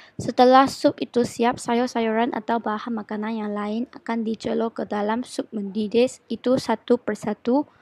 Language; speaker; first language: Malay; non-native, local second language; Chinese